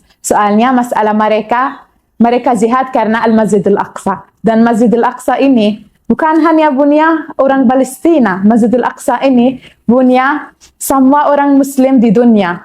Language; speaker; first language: Indonesian; non-native, learner; Arabic